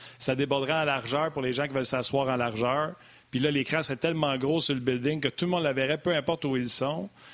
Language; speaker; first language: French; native; French